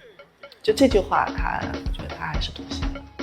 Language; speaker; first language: Chinese; native; Chinese